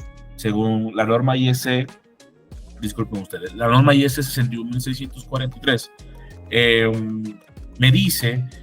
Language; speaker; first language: Spanish; native; Spanish